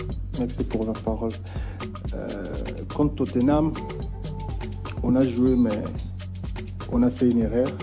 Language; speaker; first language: French; non-native, local second language; Lingala